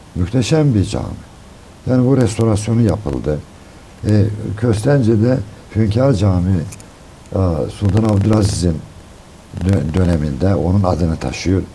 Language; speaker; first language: Turkish; native; Turkish